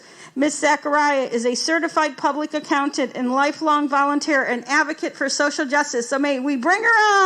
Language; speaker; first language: English; native; English